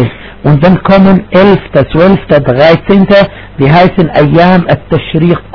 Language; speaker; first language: German; non-native, fluent; Arabic